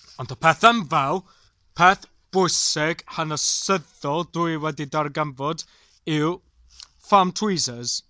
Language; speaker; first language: Welsh; non-native, local second language; English